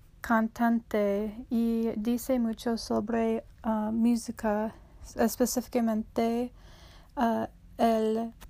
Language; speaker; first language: Spanish; non-native, learner; English